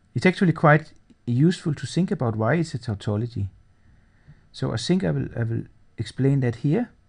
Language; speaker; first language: English; non-native, fluent; Danish